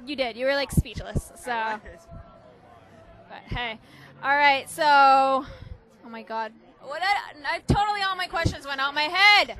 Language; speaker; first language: English; native; English